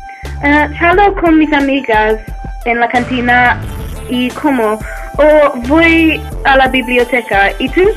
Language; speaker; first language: Spanish; non-native, learner; English